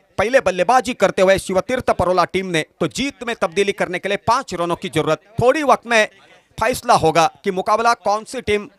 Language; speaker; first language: Hindi; non-native, local second language; Marathi